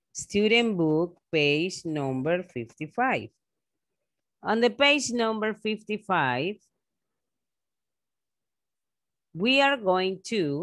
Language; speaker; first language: English; non-native, fluent; Spanish